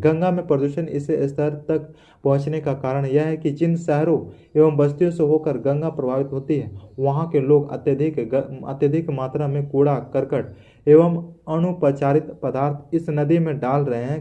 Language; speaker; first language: Hindi; native; Hindi